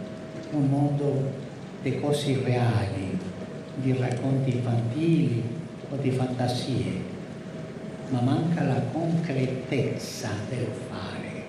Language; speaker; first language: Italian; non-native, fluent; Spanish